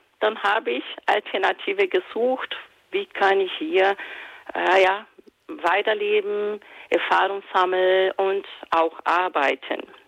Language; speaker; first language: German; non-native, fluent; Portuguese